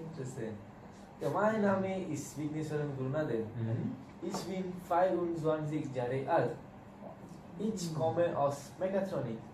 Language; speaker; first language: German; non-native, learner; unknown